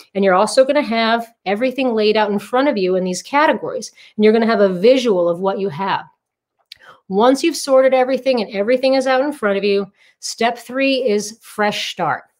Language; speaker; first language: English; native; English